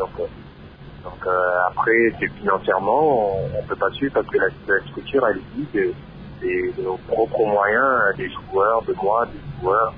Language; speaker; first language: French; non-native, local second language; Lingala